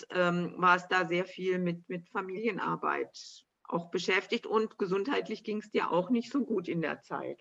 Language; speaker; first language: German; native; German